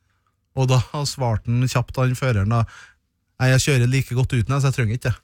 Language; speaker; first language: Norwegian; native; Norwegian